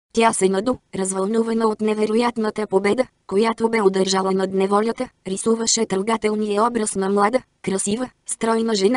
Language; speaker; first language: Bulgarian; native; Bulgarian